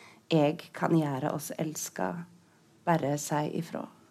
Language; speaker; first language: Norwegian; native; Norwegian